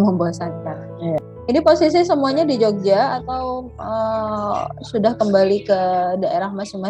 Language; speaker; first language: Indonesian; native; Indonesian